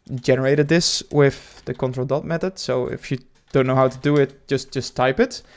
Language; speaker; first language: English; non-native, fluent; Dutch